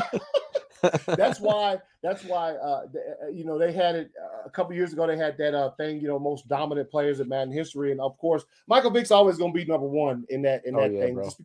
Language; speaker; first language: English; native; English